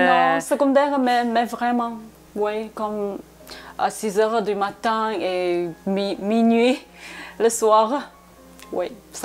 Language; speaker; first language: French; non-native, learner; Chinese